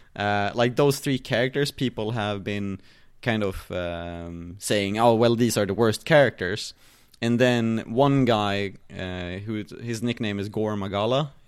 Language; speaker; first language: English; non-native, fluent; Swedish